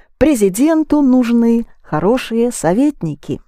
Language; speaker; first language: Russian; native; Russian